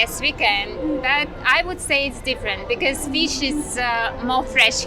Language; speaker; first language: English; non-native, fluent; Russian